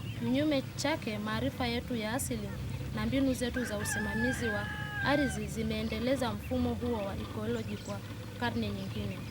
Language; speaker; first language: Swahili; non-native, local second language; Masai